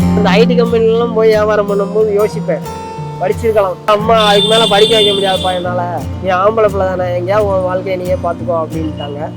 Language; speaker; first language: Tamil; native; Tamil